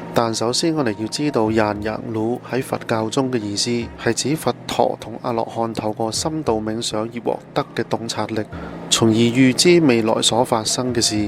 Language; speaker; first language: Cantonese; non-native, fluent; Thai